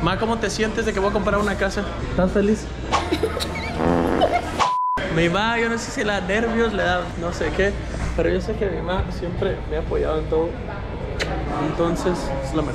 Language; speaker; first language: Spanish; native; Spanish